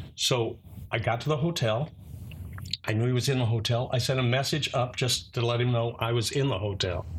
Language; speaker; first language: English; native; English